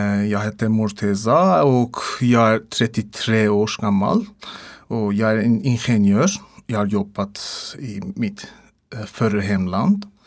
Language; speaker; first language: Swedish; non-native, learner; Persian